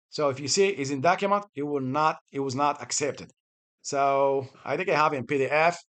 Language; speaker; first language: English; non-native, fluent; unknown